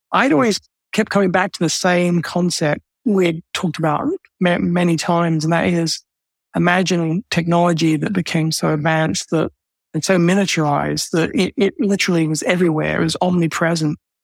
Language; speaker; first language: English; native; English